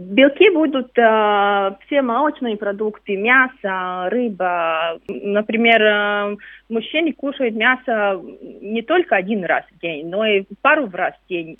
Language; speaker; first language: Russian; non-native, local second language; Latvian